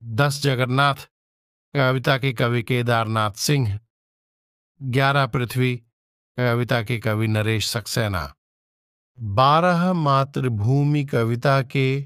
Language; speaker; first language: Hindi; native; Hindi